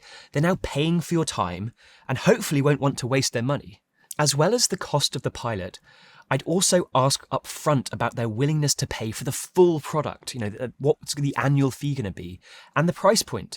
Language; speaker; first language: English; native; English